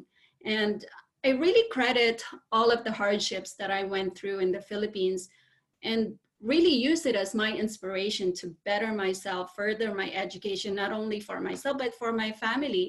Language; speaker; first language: English; non-native, local second language; Filipino